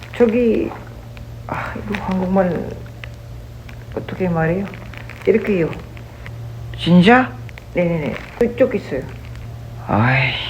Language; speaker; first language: Korean; non-native, learner; Filipino